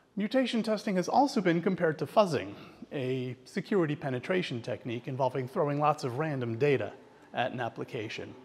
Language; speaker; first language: English; native; English